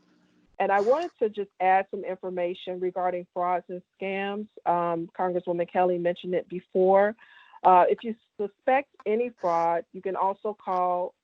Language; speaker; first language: English; native; English